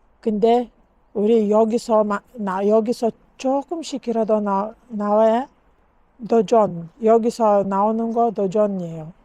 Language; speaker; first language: Korean; non-native, learner; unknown